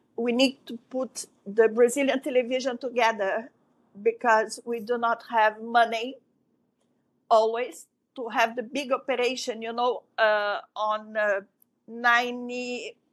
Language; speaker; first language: English; non-native, fluent; French